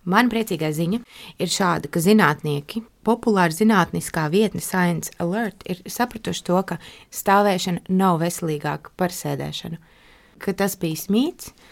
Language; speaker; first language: Latvian; native; Latvian